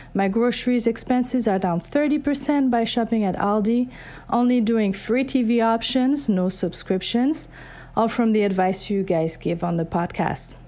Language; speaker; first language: English; non-native, fluent; French